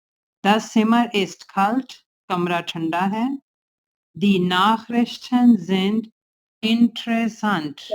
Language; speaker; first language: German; non-native, learner; Urdu